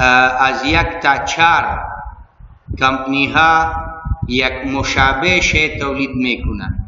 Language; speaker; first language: Persian; non-native, local second language; Pashto